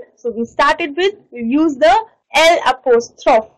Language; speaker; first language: English; non-native, local second language; Hindi